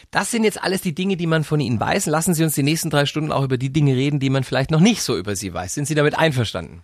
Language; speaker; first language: German; native; German